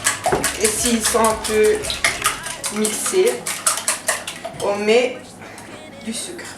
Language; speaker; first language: French; non-native, learner; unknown